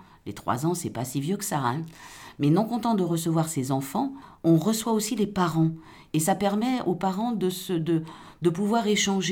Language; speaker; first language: French; native; French